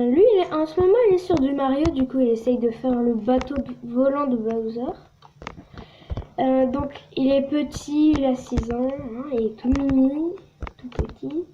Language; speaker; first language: French; native; French